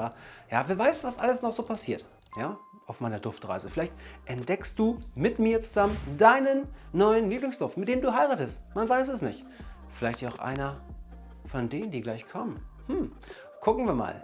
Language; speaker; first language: German; native; German